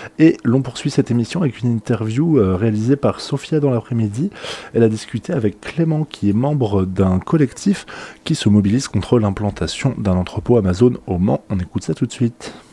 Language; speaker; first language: French; native; French